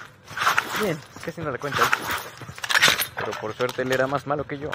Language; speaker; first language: Spanish; native; Spanish